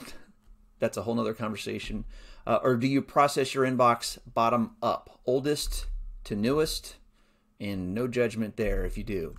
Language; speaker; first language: English; native; English